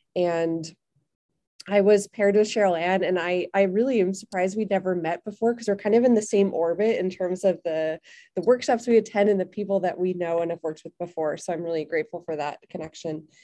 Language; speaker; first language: English; native; English